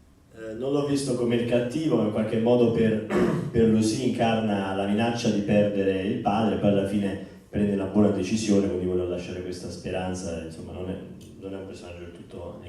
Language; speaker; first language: Italian; native; Italian